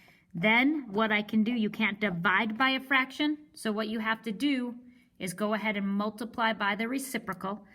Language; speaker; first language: English; native; English